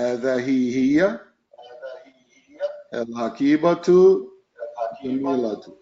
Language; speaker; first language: Arabic; non-native, learner; English